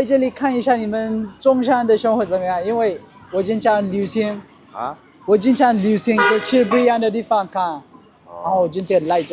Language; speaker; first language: Chinese; non-native, learner; Amharic